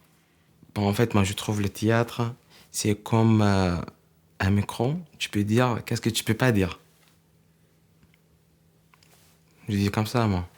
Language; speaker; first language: French; non-native, learner; Arabic